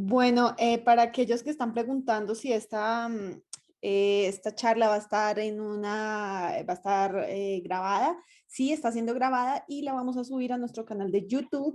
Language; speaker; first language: Spanish; native; Spanish